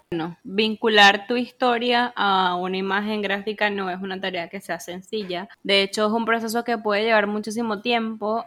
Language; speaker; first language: Spanish; native; Spanish